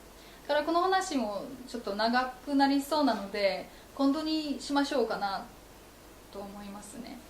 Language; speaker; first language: Japanese; non-native, fluent; Polish